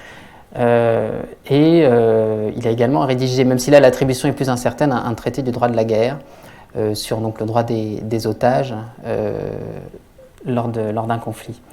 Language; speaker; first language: French; native; French